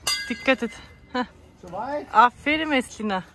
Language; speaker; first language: Turkish; native; Turkish